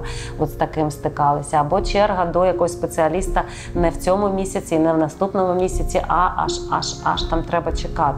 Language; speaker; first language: Ukrainian; native; Ukrainian